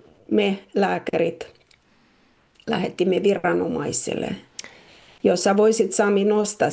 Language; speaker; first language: Finnish; non-native, fluent; Russian